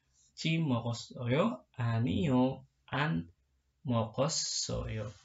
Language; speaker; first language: Korean; non-native, learner; Indonesian